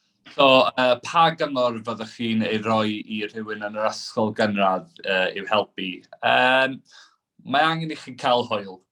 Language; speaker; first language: Welsh; non-native, local second language; English